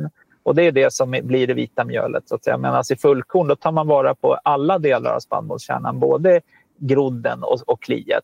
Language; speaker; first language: Swedish; native; Swedish